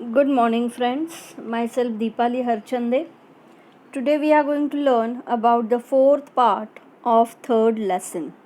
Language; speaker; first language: English; non-native, local second language; Marathi